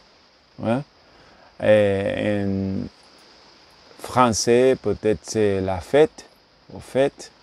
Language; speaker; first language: French; non-native, learner; Spanish